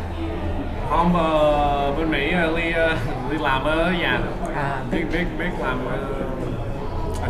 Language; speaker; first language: Vietnamese; early bilingual, heritage; English